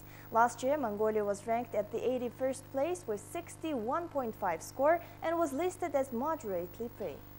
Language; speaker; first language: English; non-native, fluent; Mongolian